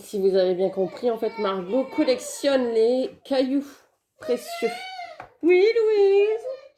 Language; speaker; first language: French; native; French